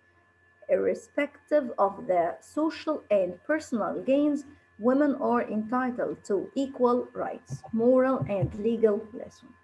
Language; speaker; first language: English; non-native, fluent; Arabic